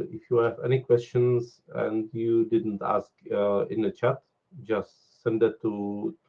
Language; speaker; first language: English; non-native, fluent; Czech